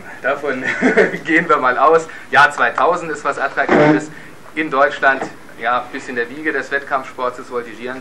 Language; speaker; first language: German; native; German